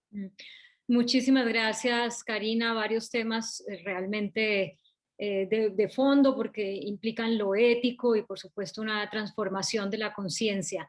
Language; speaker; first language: Spanish; native; Spanish